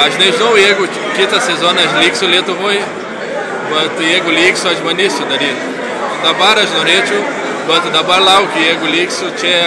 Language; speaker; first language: Lithuanian; non-native, learner; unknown